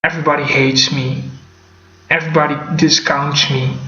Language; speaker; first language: English; non-native, fluent; Dutch